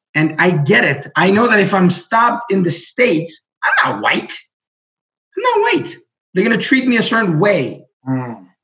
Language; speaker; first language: English; non-native, fluent; Greek